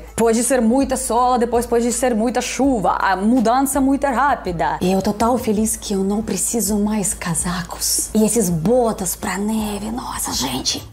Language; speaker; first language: Portuguese; non-native, fluent; Russian